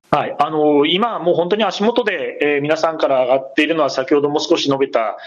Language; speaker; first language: Japanese; native; Japanese